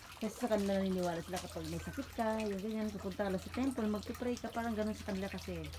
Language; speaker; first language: Filipino; native; Filipino